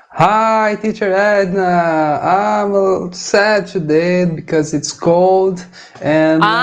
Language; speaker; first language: English; non-native, fluent; Portuguese